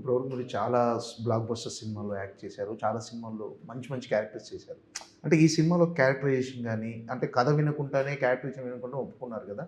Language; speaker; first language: Telugu; native; Telugu